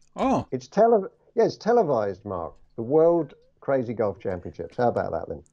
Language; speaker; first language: English; native; English